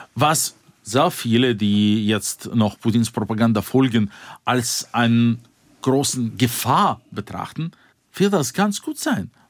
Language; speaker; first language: German; non-native, fluent; Russian